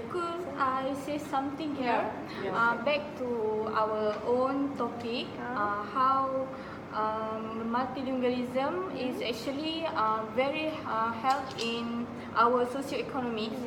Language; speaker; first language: English; non-native, local second language; Malay